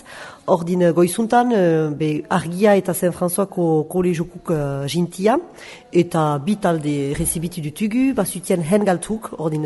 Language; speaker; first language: Basque; native; Basque